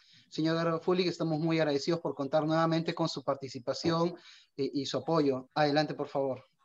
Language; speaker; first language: Spanish; native; Spanish